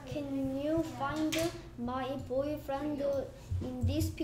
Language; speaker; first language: English; non-native, learner; Korean